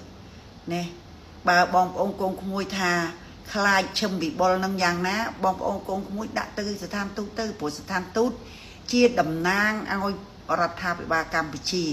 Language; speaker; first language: Khmer; native; Khmer